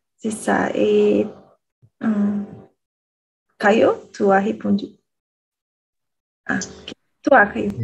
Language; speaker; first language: French; non-native, learner; Portuguese